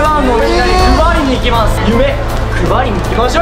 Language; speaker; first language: Japanese; native; Japanese